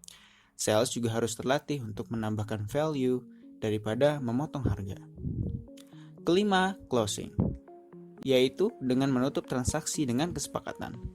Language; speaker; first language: Indonesian; native; Indonesian